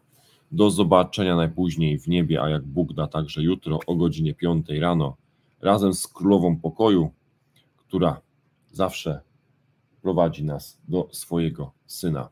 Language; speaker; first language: Polish; native; Polish